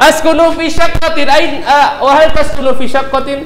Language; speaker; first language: Arabic; non-native, fluent; Indonesian